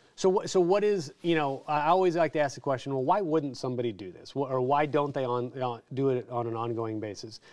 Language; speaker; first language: English; native; English